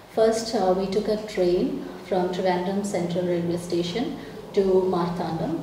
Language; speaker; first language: English; non-native, local second language; Malayalam